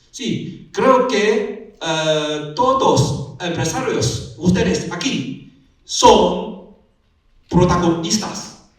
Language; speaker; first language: Spanish; non-native, learner; Chinese